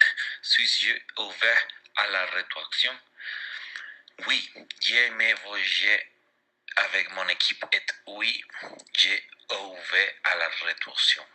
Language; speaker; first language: French; non-native, learner; Spanish